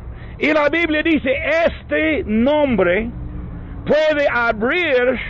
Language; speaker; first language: Spanish; non-native, learner; English